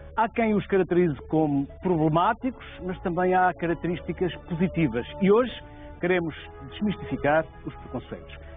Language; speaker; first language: Portuguese; native; Portuguese